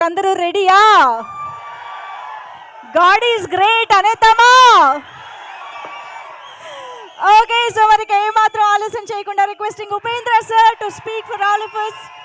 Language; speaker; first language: Telugu; native; Telugu